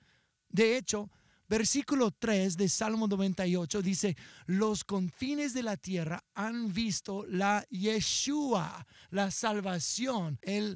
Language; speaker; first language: Spanish; non-native, fluent; English